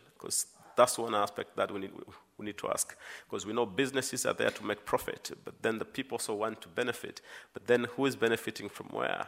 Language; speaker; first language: English; non-native, local second language; Swahili